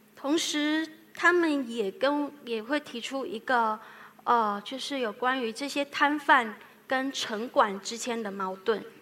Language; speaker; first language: Chinese; native; Chinese